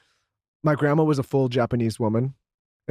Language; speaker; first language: English; native; English